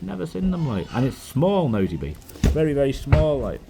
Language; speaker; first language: English; native; English